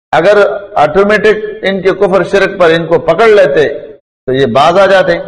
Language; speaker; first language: Urdu; non-native, local second language; Pashto